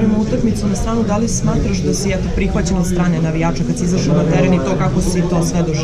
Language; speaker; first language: Bosnian; native; Bosnian